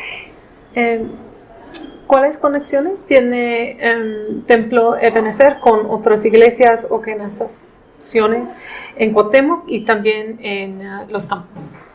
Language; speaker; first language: Spanish; non-native, fluent; English